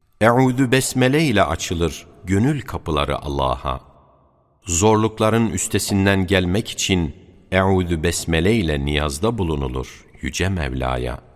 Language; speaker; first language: Turkish; native; Turkish